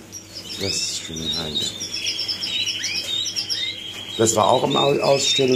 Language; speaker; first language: German; non-native, learner; Kurdish